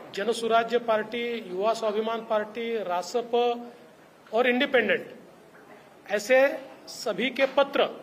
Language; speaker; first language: Hindi; non-native, local second language; Marathi